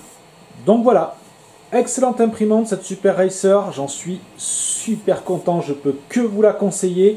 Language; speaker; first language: French; native; French